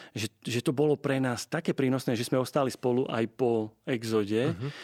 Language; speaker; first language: Slovak; native; Slovak